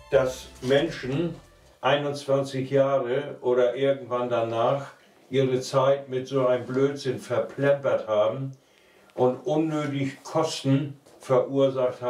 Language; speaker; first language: German; native; German